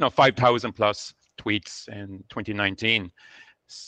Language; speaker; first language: English; native; English